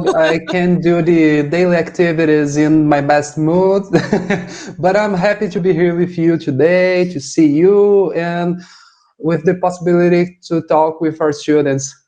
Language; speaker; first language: English; non-native, fluent; Portuguese